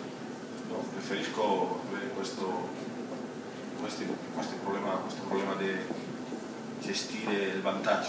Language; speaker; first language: Italian; non-native, fluent; Spanish